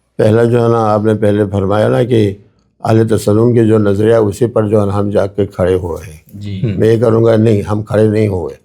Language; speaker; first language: Urdu; non-native, local second language; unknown